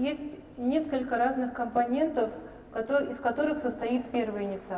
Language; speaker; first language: Russian; native; Russian